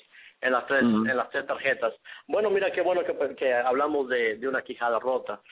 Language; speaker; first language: Spanish; native; Spanish